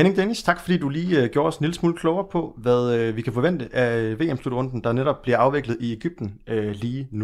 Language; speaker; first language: Danish; native; Danish